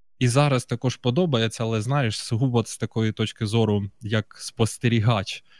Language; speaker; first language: Ukrainian; native; Ukrainian